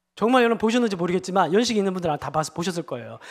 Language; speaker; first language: Korean; native; Korean